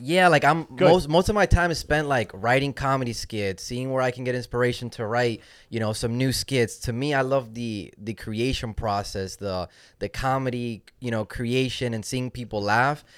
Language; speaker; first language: English; non-native, local second language; Spanish